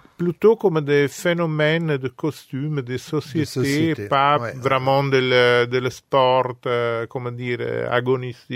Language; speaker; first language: French; non-native, fluent; Italian